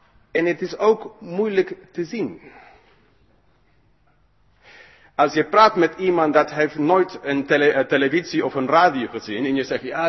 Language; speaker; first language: Dutch; non-native, fluent; English